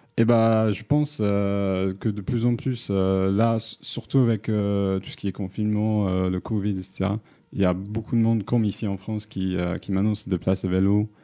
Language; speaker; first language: French; non-native, fluent; English